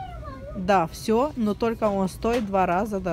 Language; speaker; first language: Russian; non-native, fluent; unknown